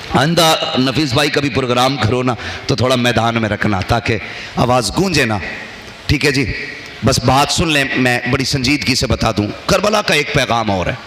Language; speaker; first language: Urdu; native; Urdu